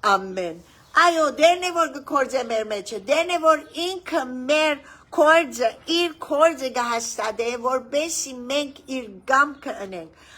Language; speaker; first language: Armenian; early bilingual, heritage; Armenian